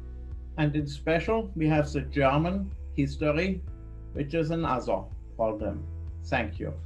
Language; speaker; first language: English; non-native, fluent; German